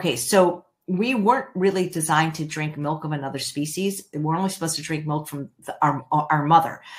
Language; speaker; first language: English; early bilingual, other home language; French